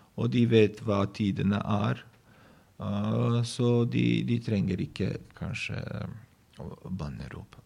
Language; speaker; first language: Norwegian; non-native, fluent; Bosnian